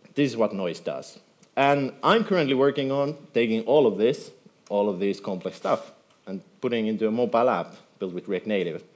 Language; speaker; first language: English; non-native, fluent; Finnish